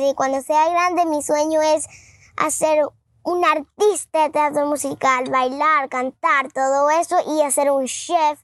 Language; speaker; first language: Spanish; early bilingual, heritage; Spanish